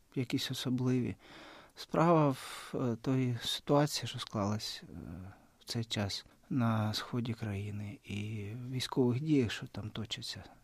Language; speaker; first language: Ukrainian; non-native, local second language; Russian